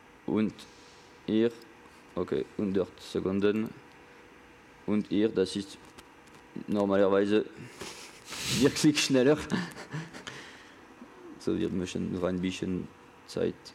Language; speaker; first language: German; non-native, learner; French